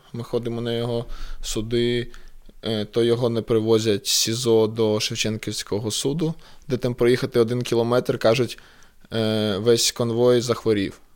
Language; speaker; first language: Ukrainian; non-native, local second language; Russian